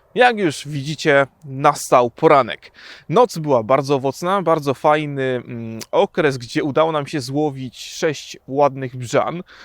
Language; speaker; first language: Polish; native; Polish